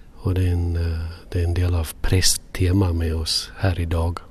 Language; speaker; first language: Swedish; non-native, fluent; English